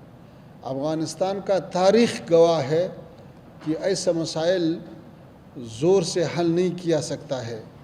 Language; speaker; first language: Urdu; non-native, fluent; Pashto